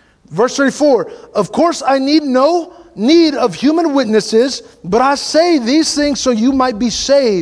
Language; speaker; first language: English; native; English